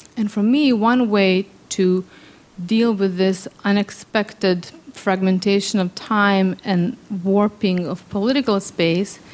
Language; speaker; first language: English; early bilingual, other home language; Serbian